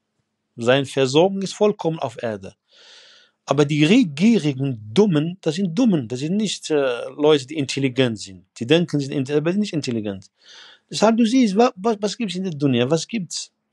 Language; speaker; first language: German; non-native, fluent; Arabic